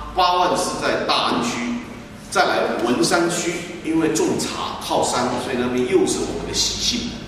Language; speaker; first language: Chinese; native; Chinese